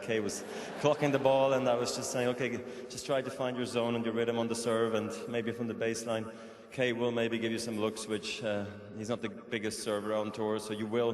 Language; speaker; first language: English; non-native, fluent; German